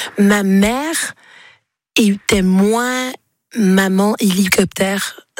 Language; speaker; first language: French; early bilingual, other home language; Haitian Creole